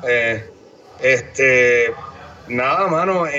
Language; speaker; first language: Spanish; native; Spanish